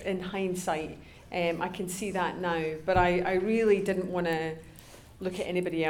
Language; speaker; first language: English; native; English